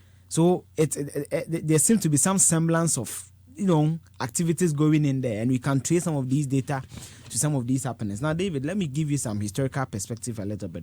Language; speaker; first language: English; non-native, local second language; Akan